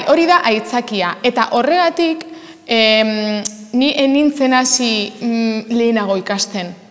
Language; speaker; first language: Basque; non-native, fluent; Spanish